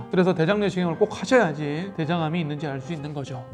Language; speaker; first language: Korean; native; Korean